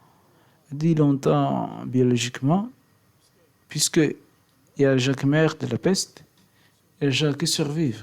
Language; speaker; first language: French; non-native, learner; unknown